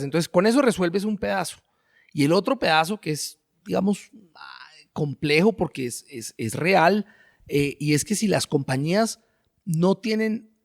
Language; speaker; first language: Spanish; native; Spanish